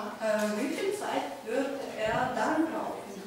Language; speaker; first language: German; non-native, fluent; Ukrainian